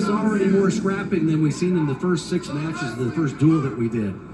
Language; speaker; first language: English; native; English